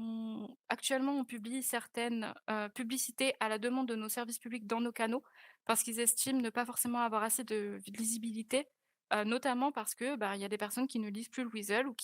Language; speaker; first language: French; native; French